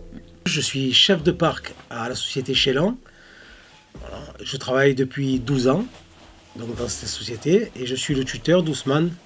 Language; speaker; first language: French; native; French